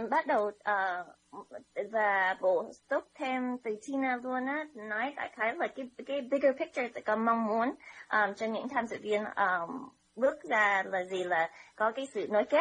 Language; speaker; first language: Vietnamese; early bilingual, heritage; Vietnamese